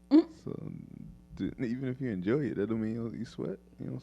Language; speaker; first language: English; native; English